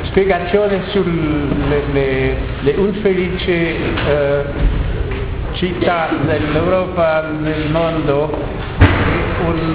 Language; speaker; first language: Italian; non-native, learner; French